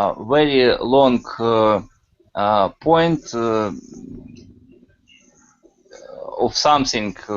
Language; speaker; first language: English; non-native, learner; Russian